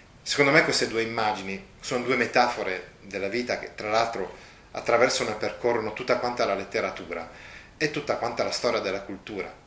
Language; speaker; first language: Italian; native; Italian